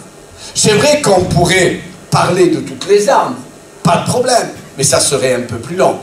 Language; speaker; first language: French; native; French